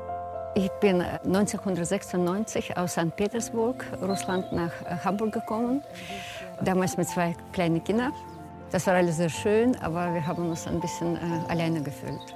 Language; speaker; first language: German; non-native, fluent; Russian